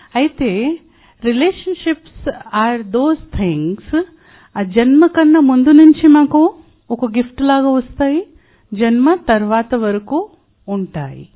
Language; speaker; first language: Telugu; non-native, local second language; Hindi